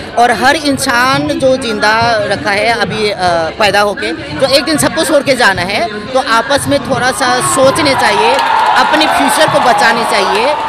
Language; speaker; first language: Hindi; non-native, local second language; Manipuri